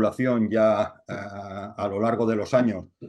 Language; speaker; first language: Spanish; native; Spanish